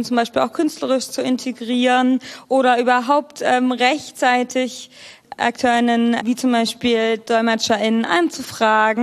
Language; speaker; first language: German; native; German